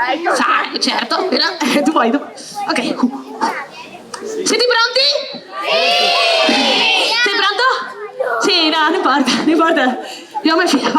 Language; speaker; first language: Italian; non-native, learner; Spanish